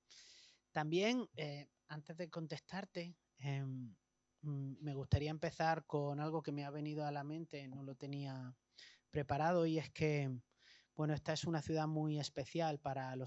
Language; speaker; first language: Spanish; native; Spanish